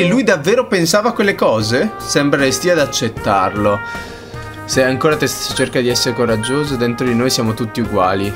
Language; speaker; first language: Italian; native; Italian